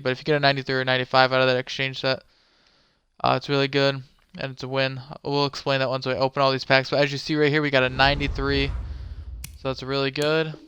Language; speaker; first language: English; native; English